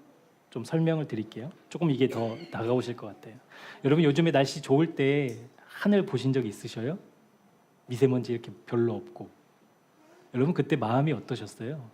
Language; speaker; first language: Korean; native; Korean